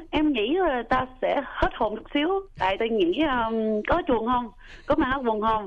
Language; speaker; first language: Vietnamese; early bilingual, heritage; Vietnamese